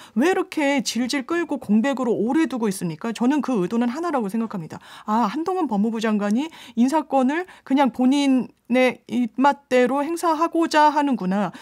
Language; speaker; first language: Korean; native; Korean